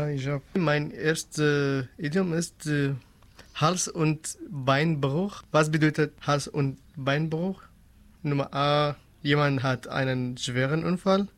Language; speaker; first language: German; non-native, learner; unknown